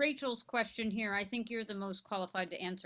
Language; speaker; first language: English; native; English